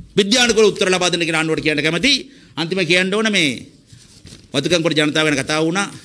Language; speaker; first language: Sinhala; non-native, local second language; Tamil